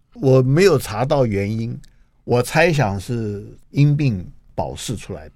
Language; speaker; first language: Chinese; native; Chinese